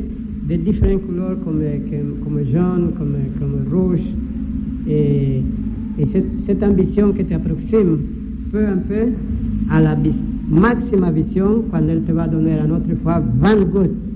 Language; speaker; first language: French; non-native, learner; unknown